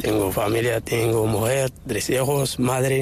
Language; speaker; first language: Spanish; non-native, learner; Arabic